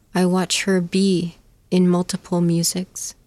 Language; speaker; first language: English; native; English